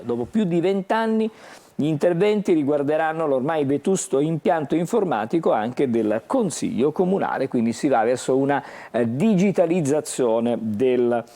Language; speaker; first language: Italian; native; Italian